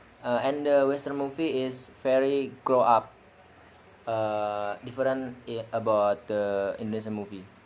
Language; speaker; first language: English; non-native, learner; Indonesian